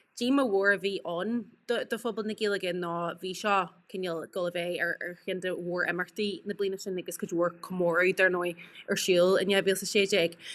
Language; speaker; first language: Irish; native; Irish